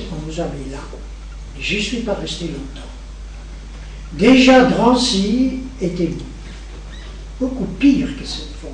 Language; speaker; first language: French; native; French